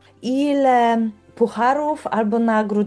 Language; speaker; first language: Polish; native; Polish